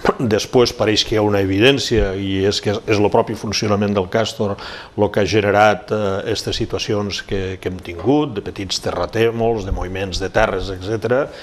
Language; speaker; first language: Catalan; native; Catalan